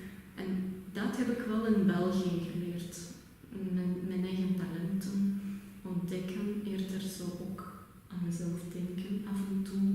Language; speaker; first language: Dutch; non-native, fluent; Russian